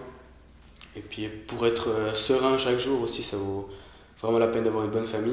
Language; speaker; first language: French; native; French